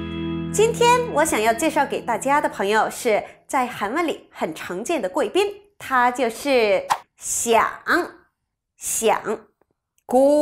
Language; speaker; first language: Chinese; non-native, fluent; Korean